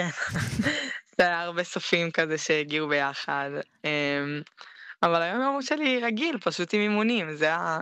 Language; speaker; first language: Hebrew; native; Hebrew